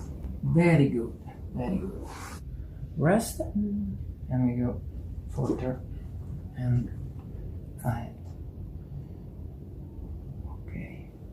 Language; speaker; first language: English; non-native, learner; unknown